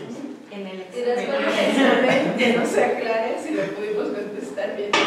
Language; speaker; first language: Spanish; native; Spanish